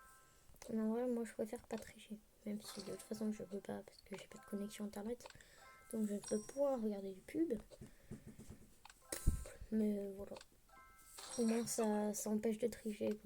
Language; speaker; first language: French; native; French